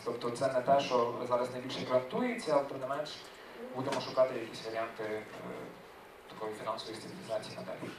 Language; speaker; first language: Ukrainian; native; Ukrainian